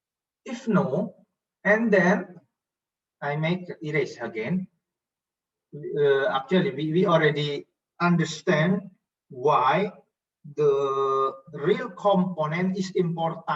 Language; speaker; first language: English; non-native, fluent; Indonesian